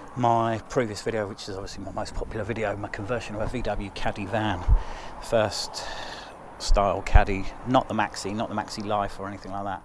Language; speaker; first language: English; native; English